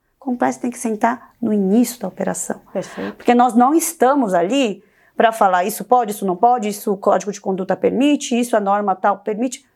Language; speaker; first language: Portuguese; early bilingual, other home language; Korean